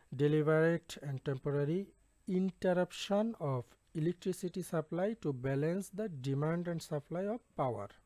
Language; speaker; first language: English; non-native, local second language; Bangla